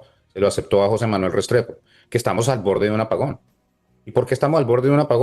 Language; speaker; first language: Spanish; native; Spanish